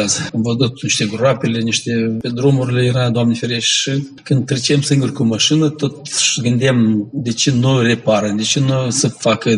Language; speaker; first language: Romanian; non-native, local second language; Gagauz